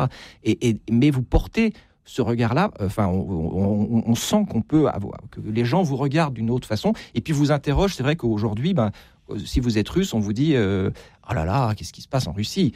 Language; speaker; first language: French; native; French